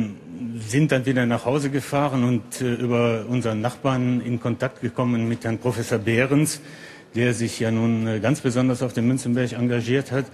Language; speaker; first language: German; native; German